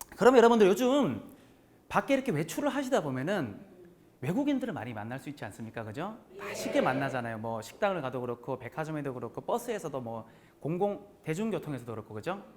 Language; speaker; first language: Korean; native; Korean